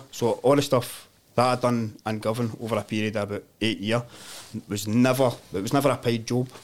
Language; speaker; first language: English; native; English